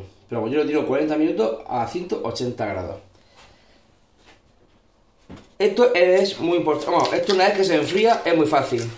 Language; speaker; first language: Spanish; native; Spanish